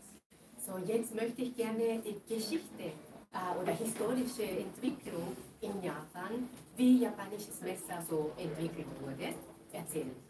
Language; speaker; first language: German; non-native, fluent; Japanese